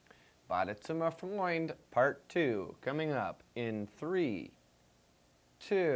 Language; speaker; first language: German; non-native, learner; English